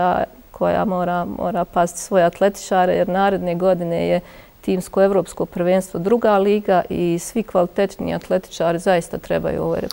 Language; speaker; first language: Croatian; native; Croatian